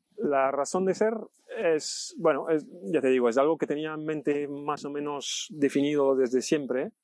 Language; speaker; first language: Spanish; non-native, fluent; French